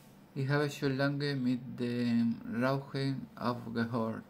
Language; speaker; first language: German; non-native, learner; Spanish